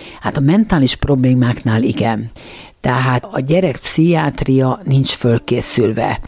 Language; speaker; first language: Hungarian; native; Hungarian